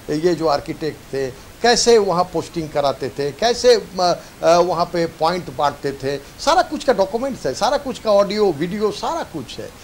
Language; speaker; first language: Hindi; native; Hindi